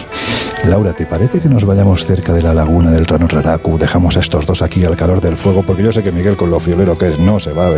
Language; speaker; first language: Spanish; native; Spanish